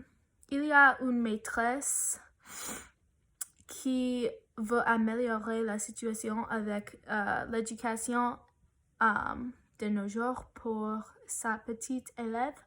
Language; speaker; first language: French; non-native, learner; English